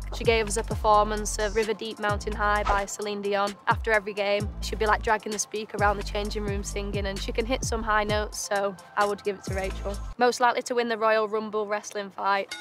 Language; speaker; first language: English; native; English